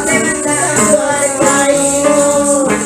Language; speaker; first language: Spanish; native; Spanish